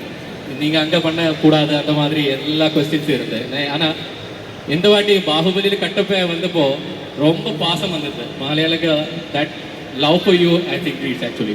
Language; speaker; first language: Tamil; non-native, local second language; Malayalam